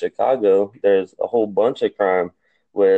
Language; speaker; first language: English; native; English